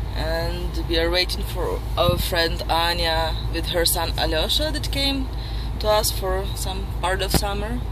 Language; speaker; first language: English; non-native, fluent; Ukrainian